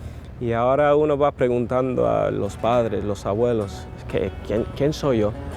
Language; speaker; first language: Spanish; non-native, fluent; English